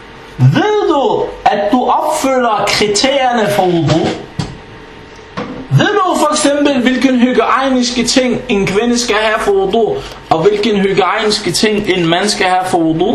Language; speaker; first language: Danish; non-native, fluent; Arabic